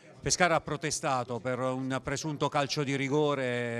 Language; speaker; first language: Italian; native; Italian